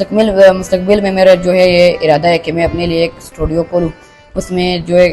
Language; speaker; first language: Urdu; non-native, local second language; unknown